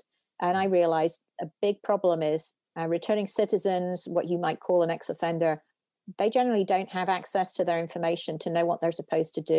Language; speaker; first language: English; native; English